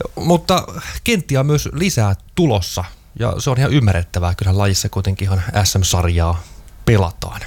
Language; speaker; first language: Finnish; native; Finnish